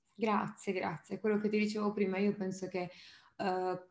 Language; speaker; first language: Italian; native; Italian